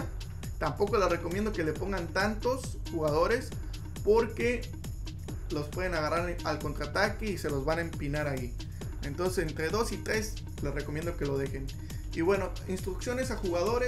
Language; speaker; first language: Spanish; native; Spanish